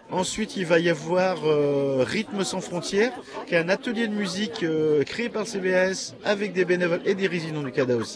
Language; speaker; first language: French; native; French